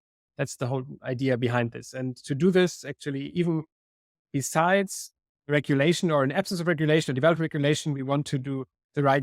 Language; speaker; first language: English; non-native, fluent; German